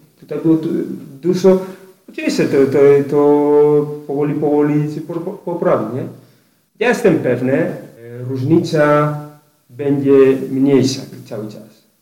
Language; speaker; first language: Polish; non-native, learner; Spanish